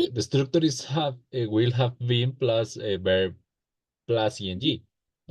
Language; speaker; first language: English; non-native, learner; Spanish